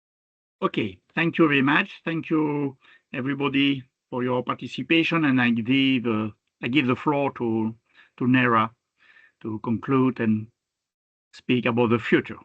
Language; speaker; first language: English; non-native, fluent; French